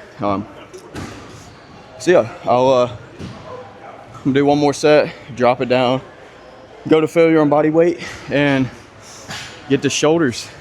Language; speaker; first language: English; native; English